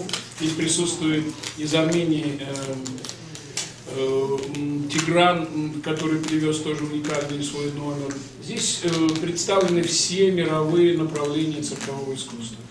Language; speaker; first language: Russian; native; Russian